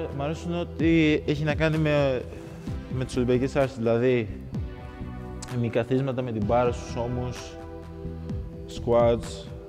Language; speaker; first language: Greek; early bilingual, other home language; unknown